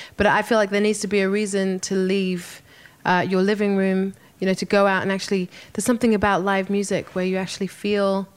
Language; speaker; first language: English; native; English